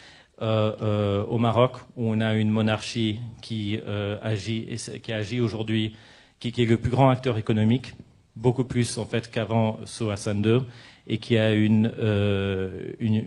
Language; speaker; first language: French; non-native, local second language; Arabic